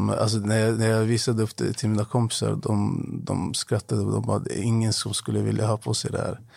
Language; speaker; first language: Swedish; non-native, fluent; Arabic